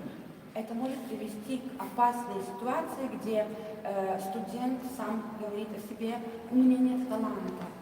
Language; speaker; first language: Russian; non-native, fluent; Italian